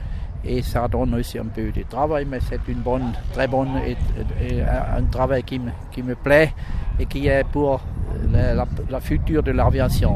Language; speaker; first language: French; non-native, local second language; German